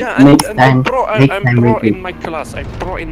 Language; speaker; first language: English; non-native, learner; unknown